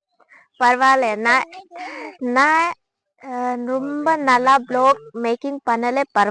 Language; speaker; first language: Tamil; non-native, learner; Bangla